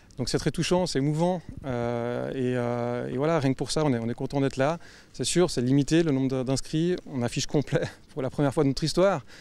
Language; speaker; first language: French; native; French